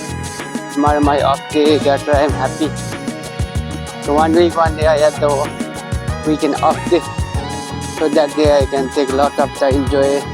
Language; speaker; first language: English; non-native, learner; Nepali